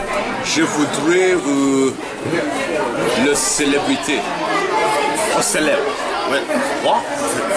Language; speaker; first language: French; non-native, learner; English